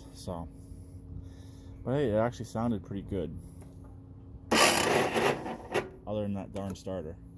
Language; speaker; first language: English; native; English